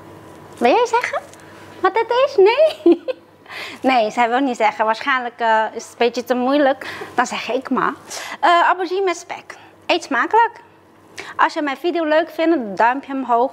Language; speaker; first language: Dutch; non-native, fluent; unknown